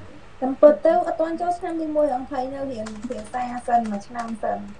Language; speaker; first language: Vietnamese; non-native, learner; Khmer